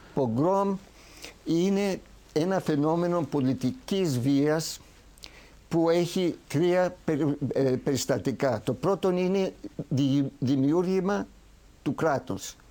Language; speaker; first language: Greek; early bilingual, heritage; Greek